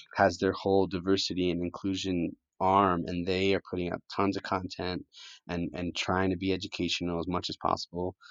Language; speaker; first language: English; early bilingual, other home language; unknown